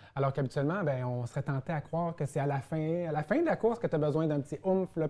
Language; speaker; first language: French; native; French